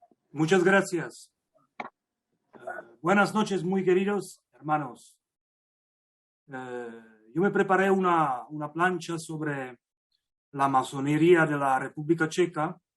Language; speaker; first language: Spanish; non-native, fluent; Czech